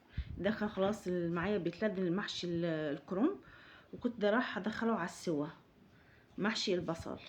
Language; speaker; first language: Arabic; native; Arabic